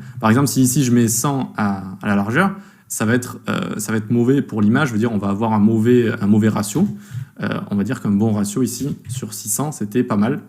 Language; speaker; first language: French; native; French